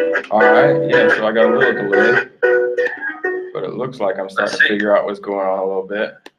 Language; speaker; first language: English; native; English